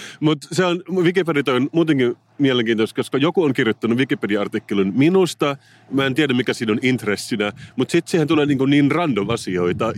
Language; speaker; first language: Finnish; non-native, local second language; Swedish